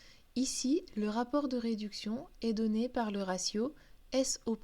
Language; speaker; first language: French; native; French